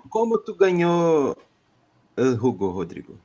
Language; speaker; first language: Spanish; non-native, learner; Portuguese